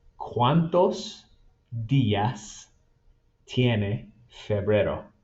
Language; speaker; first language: Spanish; non-native, fluent; English